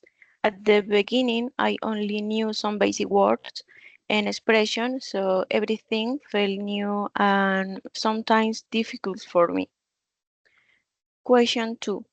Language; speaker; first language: English; non-native, learner; Spanish